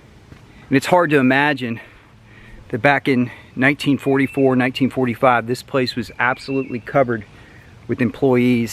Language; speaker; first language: English; native; English